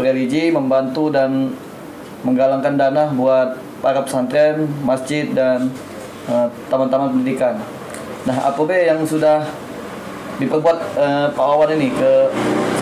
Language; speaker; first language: Malay; native; Malay